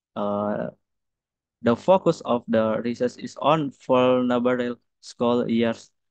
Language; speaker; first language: English; non-native, learner; Indonesian